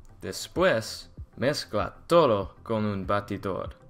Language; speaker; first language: Spanish; non-native, learner; English